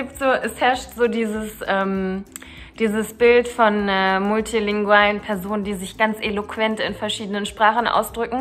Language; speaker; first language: German; early bilingual, other home language; Turkish